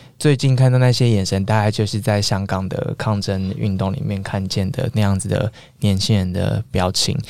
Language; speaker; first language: Chinese; native; Chinese